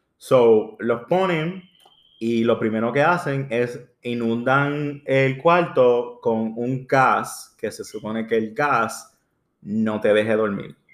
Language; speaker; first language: Spanish; early bilingual, heritage; Spanish